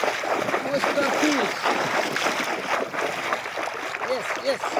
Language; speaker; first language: English; non-native, learner; Bangla